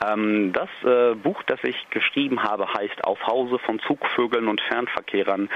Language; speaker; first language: German; native; German